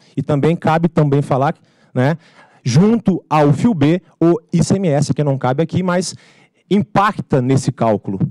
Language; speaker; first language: Portuguese; native; Portuguese